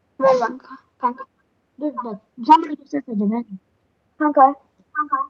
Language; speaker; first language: Turkish; native; Turkish